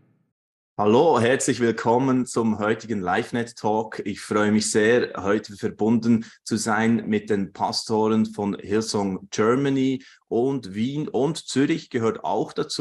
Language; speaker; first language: German; native; German